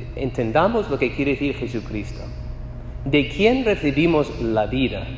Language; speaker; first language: Spanish; non-native, fluent; English